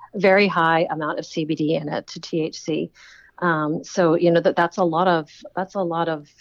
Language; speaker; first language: English; native; English